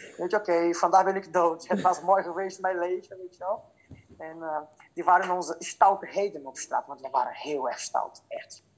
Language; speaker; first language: Dutch; non-native, fluent; Portuguese